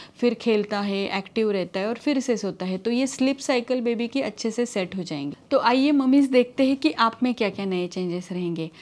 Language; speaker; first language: Hindi; non-native, local second language; Marathi